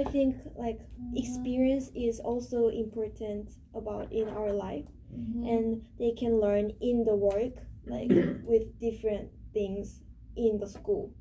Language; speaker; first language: English; non-native, learner; Korean